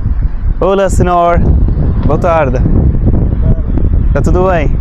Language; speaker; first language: Portuguese; non-native, learner; Bangla